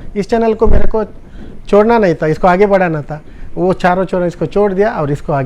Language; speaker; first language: Hindi; non-native, local second language; Tulu